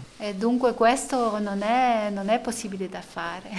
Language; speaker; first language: Italian; non-native, learner; French